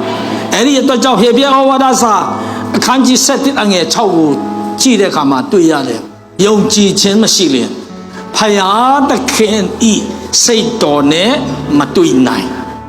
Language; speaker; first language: Burmese; non-native, local second language; Tedim Chin